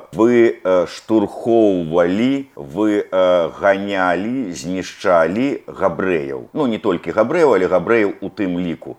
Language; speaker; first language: Belarusian; native; Belarusian